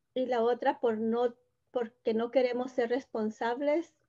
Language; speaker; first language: Spanish; native; Spanish